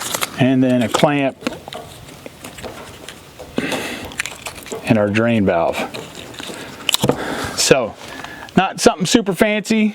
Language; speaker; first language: English; native; English